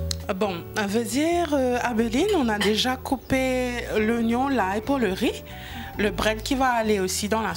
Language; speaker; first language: French; non-native, local second language; Morisyen